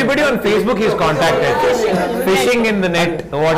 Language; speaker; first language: Telugu; native; Telugu